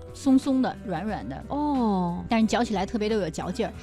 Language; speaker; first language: Chinese; native; Chinese